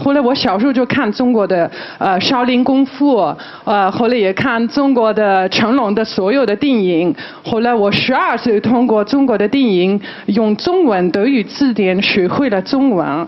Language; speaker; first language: Chinese; non-native, fluent; German